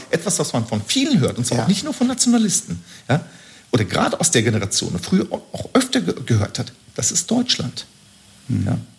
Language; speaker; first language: German; early bilingual, other home language; Turkish